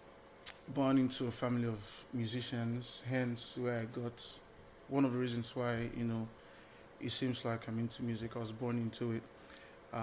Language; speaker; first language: English; non-native, local second language; Igbo